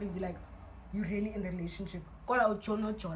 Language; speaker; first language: English; non-native, local second language; Xhosa